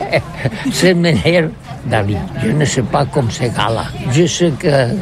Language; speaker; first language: French; non-native, learner; Catalan